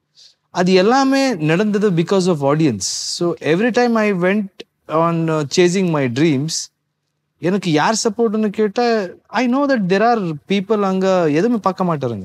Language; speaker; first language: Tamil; non-native, local second language; Kannada